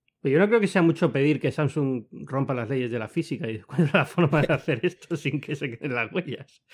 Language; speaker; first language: Spanish; native; Spanish